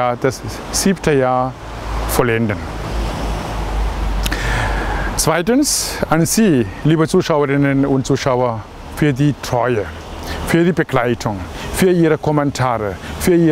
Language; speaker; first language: German; non-native, fluent; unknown